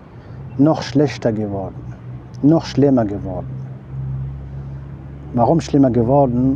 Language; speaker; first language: German; non-native, fluent; Arabic